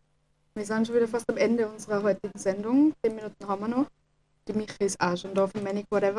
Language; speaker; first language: German; native; German